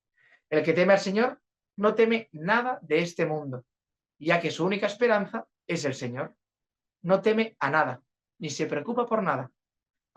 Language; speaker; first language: Spanish; native; Spanish